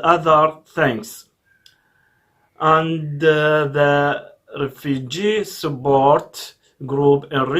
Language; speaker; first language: English; non-native, learner; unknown